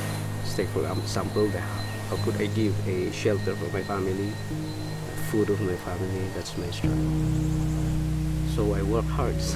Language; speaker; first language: English; non-native, local second language; Filipino